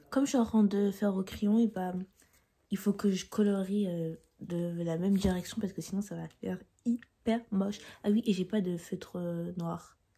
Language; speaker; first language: French; native; French